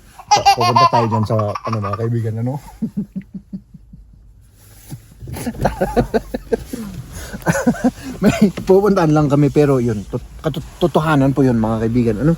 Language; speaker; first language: Filipino; native; Filipino